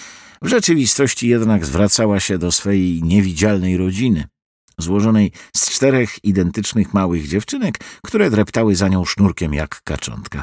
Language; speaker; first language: Polish; native; Polish